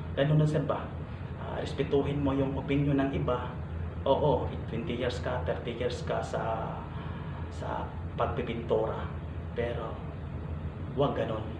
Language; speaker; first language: Filipino; non-native, local second language; Cebuano